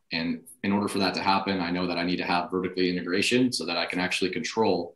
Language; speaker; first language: English; native; English